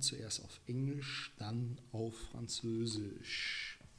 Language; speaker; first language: German; native; German